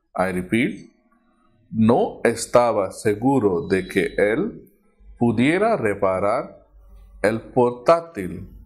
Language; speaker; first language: Spanish; non-native, fluent; Hindi